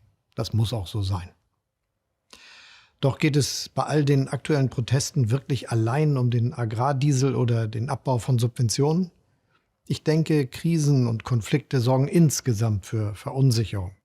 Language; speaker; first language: German; native; German